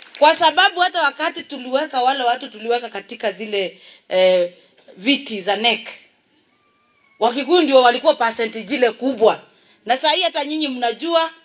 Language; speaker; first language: Swahili; non-native, local second language; Kikuyu